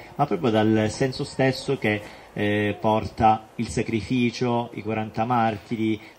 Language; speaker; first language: Italian; native; Italian